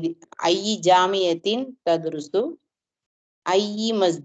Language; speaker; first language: Arabic; non-native, learner; Tamil